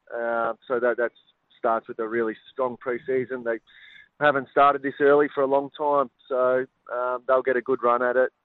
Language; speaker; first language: English; native; English